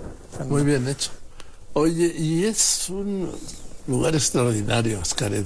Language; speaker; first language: Spanish; native; Spanish